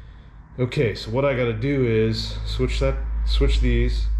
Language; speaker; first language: English; native; English